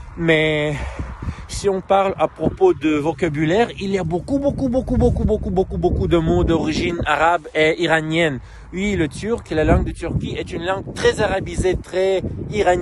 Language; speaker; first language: French; non-native, fluent; Russian